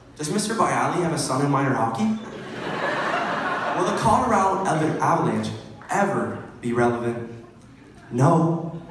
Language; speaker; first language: English; native; English